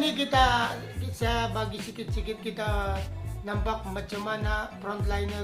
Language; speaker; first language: Indonesian; non-native, fluent; Filipino